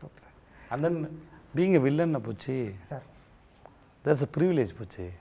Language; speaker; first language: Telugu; non-native, learner; Tamil